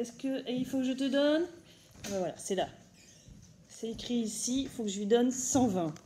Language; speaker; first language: French; native; French